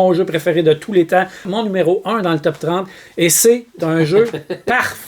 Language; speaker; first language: French; native; French